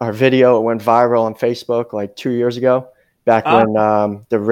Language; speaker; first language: English; native; English